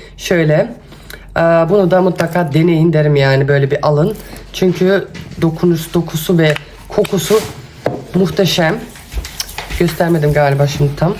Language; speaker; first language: Turkish; early bilingual, heritage; Turkish